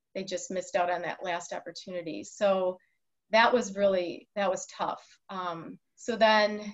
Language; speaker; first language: English; native; English